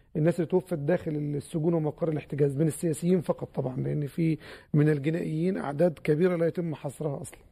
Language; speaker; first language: Arabic; native; Arabic